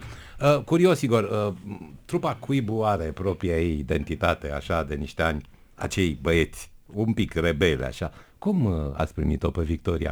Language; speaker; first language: Romanian; native; Romanian